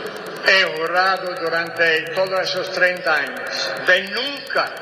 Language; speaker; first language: Spanish; non-native, fluent; English